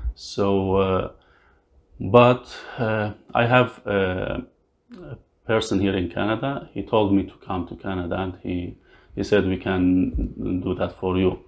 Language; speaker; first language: English; non-native, learner; Arabic